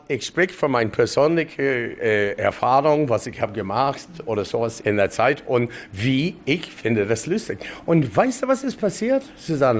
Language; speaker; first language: German; non-native, fluent; English